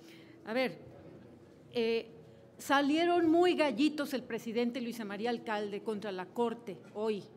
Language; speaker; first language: Spanish; native; Spanish